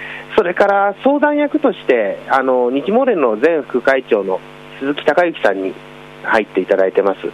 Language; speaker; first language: Japanese; native; Japanese